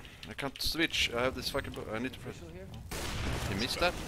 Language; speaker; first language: English; non-native, fluent; Swedish